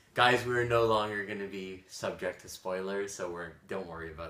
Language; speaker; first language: English; native; English